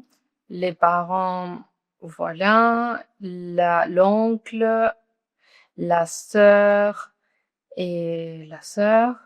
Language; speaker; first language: French; non-native, fluent; Spanish